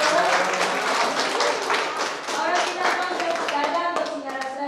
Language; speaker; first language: Spanish; native; Spanish